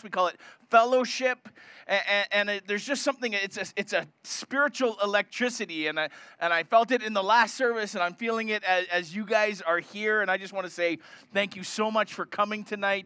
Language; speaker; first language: English; native; English